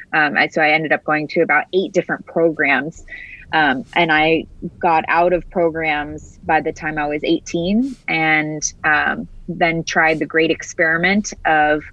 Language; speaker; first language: English; native; English